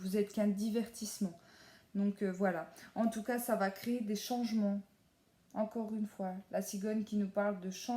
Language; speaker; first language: French; native; French